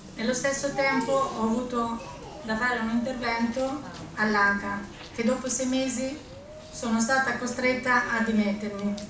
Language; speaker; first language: Italian; non-native, fluent; Albanian